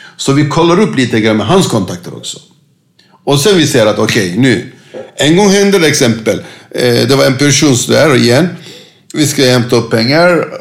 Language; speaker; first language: Swedish; non-native, fluent; Turkish